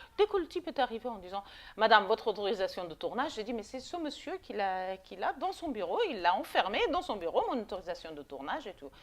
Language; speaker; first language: French; non-native, fluent; Persian